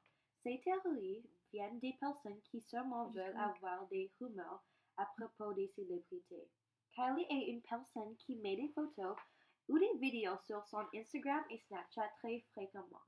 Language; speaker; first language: French; non-native, learner; English